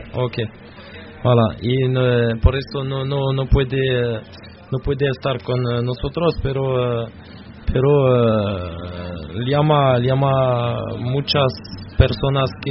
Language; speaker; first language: Spanish; non-native, learner; French